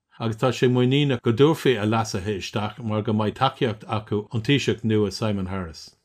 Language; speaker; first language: Irish; non-native, local second language; English